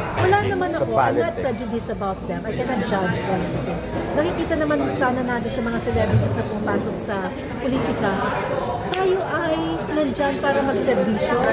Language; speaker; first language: Filipino; native; Filipino